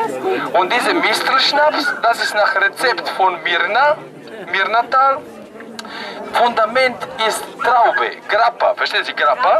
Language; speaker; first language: German; non-native, fluent; Croatian